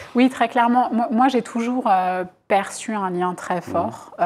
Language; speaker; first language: French; native; French